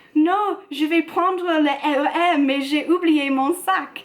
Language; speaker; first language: French; non-native, learner; English